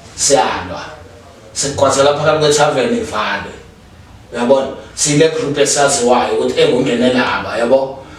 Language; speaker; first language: Zulu; native; Zulu